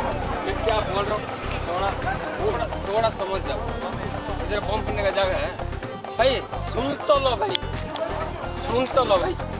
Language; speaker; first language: Hindi; non-native, local second language; Kannada